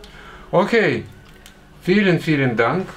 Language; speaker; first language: German; non-native, fluent; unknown